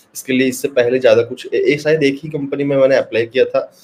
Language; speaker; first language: Hindi; non-native, local second language; Bangla